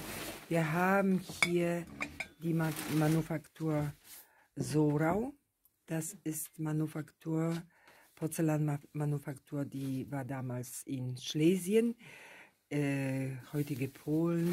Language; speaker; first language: German; non-native, fluent; Russian